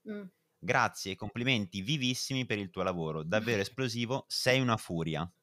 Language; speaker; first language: Italian; native; Italian